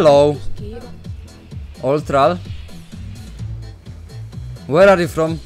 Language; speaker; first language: English; non-native, learner; Polish